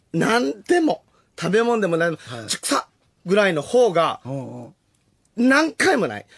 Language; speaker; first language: Japanese; native; Japanese